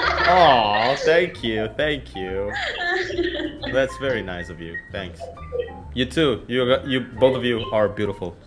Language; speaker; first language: English; non-native, local second language; Filipino